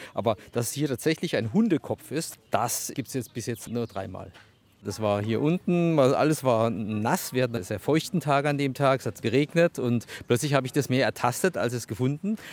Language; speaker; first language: German; native; German